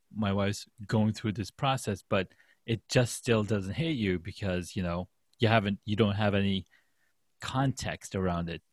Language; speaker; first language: English; non-native, fluent; Urdu